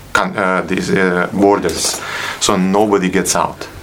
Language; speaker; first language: English; non-native, fluent; Bosnian